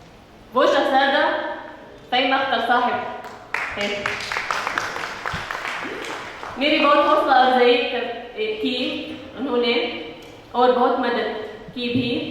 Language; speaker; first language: Hindi; non-native, fluent; Arabic